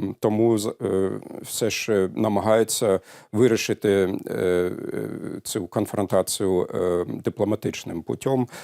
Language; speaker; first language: Ukrainian; non-native, fluent; German